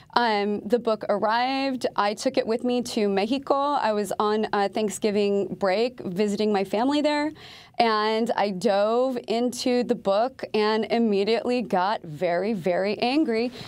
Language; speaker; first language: English; native; English